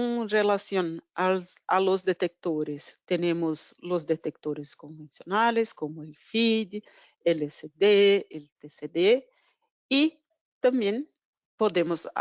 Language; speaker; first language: Spanish; non-native, fluent; Portuguese